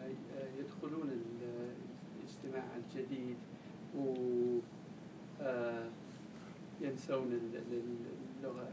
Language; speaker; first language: Arabic; non-native, learner; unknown